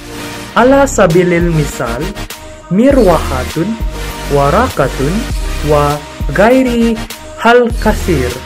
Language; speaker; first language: Arabic; non-native, learner; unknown